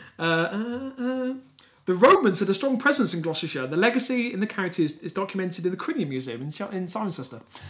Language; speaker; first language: English; native; English